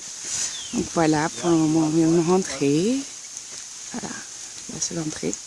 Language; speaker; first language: French; native; French